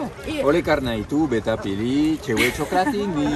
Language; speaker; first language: Indonesian; non-native, fluent; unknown